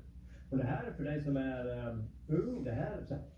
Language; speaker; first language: Swedish; native; Swedish